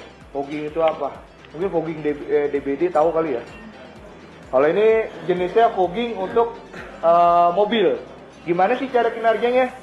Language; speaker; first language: Malay; native; Malay